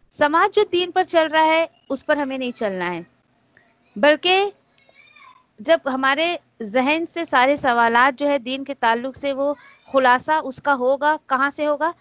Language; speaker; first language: Urdu; native; Urdu